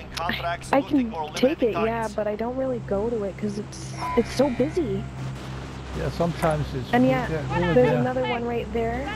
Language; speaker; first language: English; early bilingual, other home language; Turkish